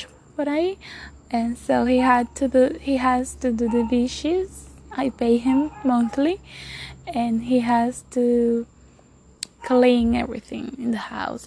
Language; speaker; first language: English; non-native, fluent; Spanish